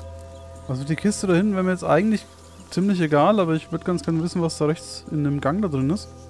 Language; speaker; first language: German; native; German